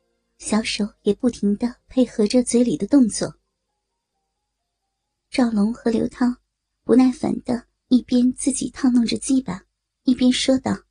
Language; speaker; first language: Chinese; native; Chinese